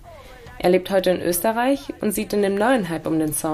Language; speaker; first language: German; native; German